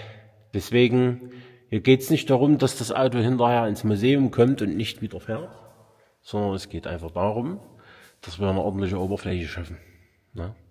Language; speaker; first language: German; native; German